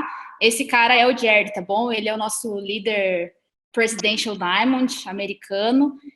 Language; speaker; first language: Portuguese; native; Portuguese